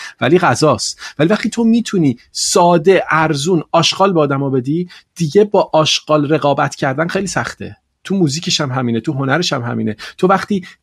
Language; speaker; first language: Persian; non-native, local second language; Kurdish